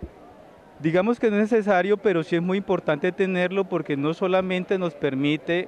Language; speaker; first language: Spanish; native; Spanish